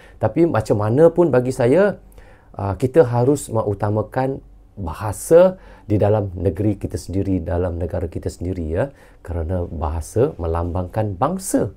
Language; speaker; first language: Malay; native; Malay